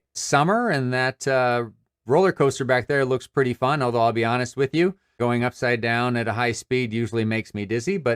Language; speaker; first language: English; native; English